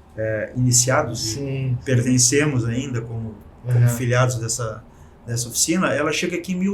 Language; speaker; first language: Portuguese; native; Portuguese